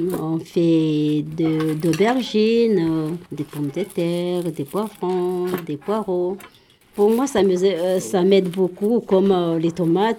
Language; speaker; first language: French; non-native, learner; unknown